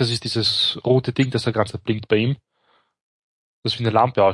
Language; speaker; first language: German; native; German